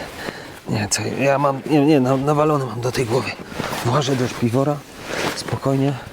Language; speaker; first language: Polish; native; Polish